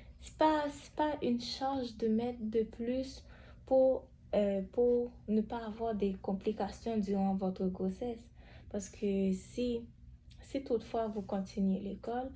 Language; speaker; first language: French; native; French